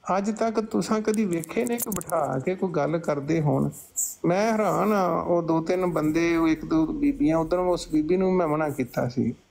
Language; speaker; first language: Punjabi; native; Punjabi